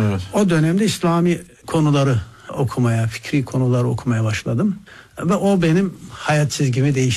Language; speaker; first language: Turkish; native; Turkish